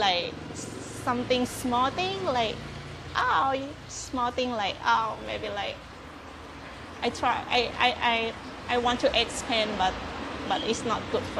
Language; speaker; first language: English; non-native, learner; Thai